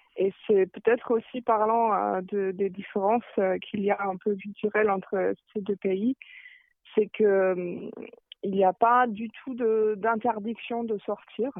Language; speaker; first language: French; non-native, fluent; German